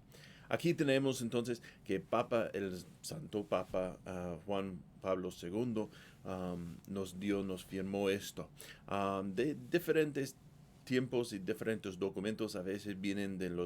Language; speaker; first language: Spanish; non-native, fluent; English